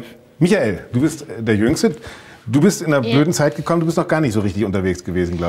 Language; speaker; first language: German; native; German